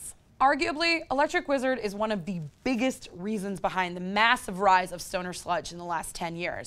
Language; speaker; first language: English; native; English